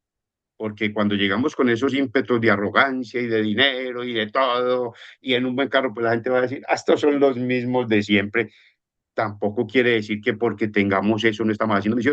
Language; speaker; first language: Spanish; native; Spanish